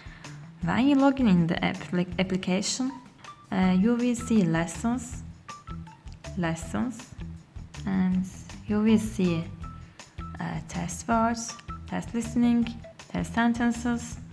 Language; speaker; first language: English; non-native, learner; Turkish